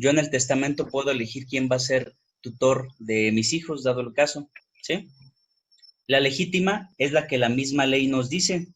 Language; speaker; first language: Spanish; native; Spanish